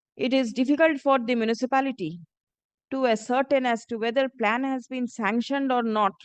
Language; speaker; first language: English; non-native, local second language; Bangla